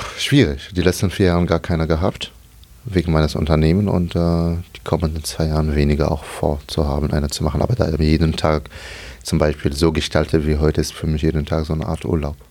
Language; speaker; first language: German; non-native, fluent; Arabic